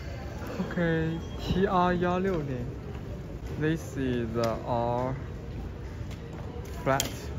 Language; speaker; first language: English; non-native, learner; Chinese